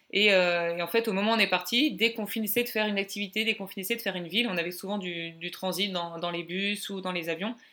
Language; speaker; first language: French; native; French